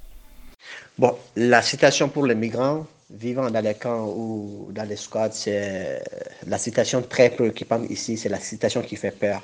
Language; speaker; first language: French; non-native, local second language; Bambara